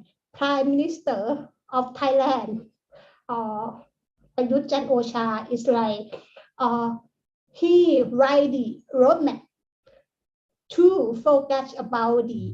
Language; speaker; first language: English; non-native, learner; Thai